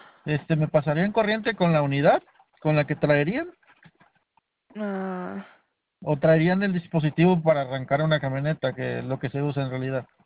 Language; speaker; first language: Spanish; native; Spanish